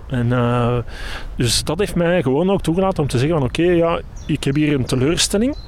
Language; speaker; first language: Dutch; native; Dutch